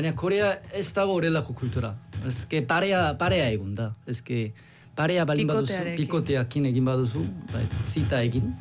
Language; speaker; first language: Basque; non-native, learner; Korean